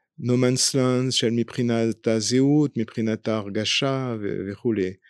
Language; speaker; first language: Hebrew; non-native, fluent; French